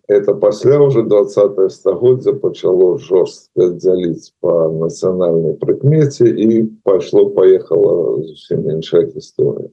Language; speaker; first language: Belarusian; non-native, local second language; Russian